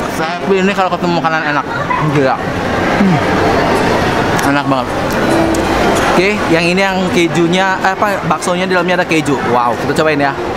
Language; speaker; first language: Indonesian; native; Indonesian